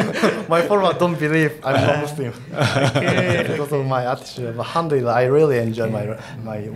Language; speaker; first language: English; non-native, fluent; Japanese